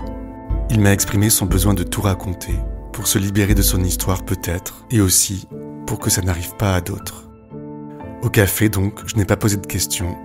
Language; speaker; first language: French; native; French